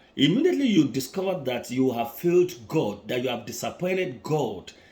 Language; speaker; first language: English; non-native, local second language; Yoruba